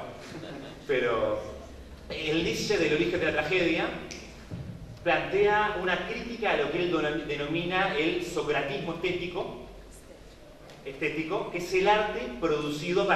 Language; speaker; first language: Spanish; native; Spanish